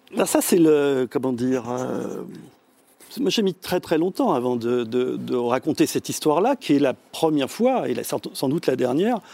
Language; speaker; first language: French; native; French